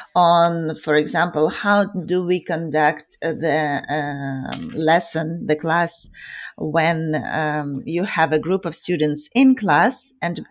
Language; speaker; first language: English; non-native, fluent; Ukrainian